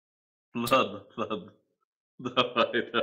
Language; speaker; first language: Russian; non-native, fluent; Arabic